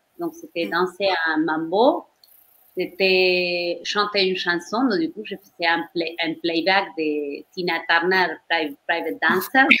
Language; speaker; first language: French; non-native, fluent; Spanish